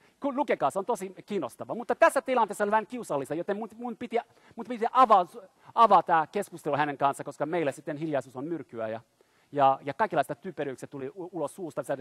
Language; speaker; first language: Finnish; non-native, fluent; French